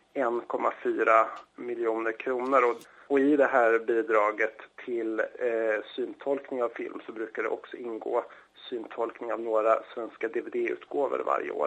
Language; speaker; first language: Swedish; native; Swedish